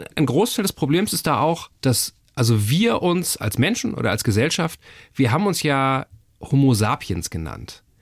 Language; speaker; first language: German; native; German